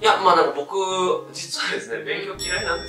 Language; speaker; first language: Japanese; native; Japanese